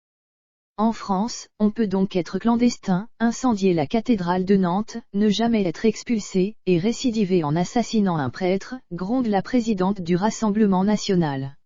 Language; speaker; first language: French; native; French